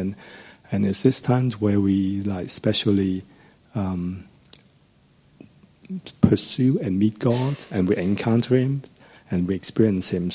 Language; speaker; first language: English; non-native, local second language; Cantonese